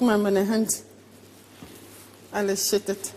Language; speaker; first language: German; non-native, learner; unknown